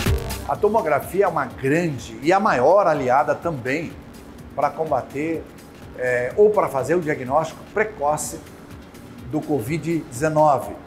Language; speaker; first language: Portuguese; native; Portuguese